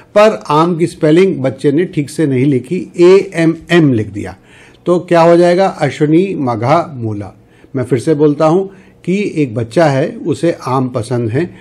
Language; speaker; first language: Hindi; native; Hindi